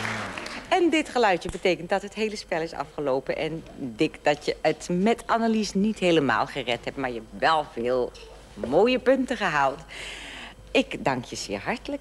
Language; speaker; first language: Dutch; native; Dutch